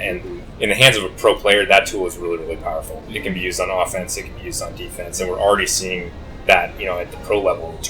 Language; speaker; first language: English; native; English